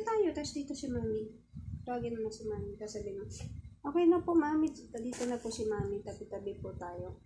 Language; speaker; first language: Filipino; native; Filipino